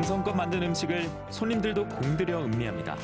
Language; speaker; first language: Korean; native; Korean